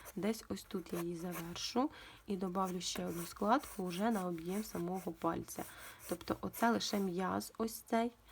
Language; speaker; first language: Ukrainian; non-native, local second language; Russian